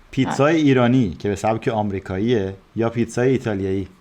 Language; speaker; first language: Persian; native; Persian